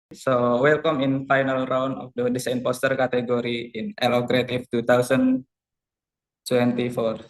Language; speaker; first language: English; non-native, learner; Indonesian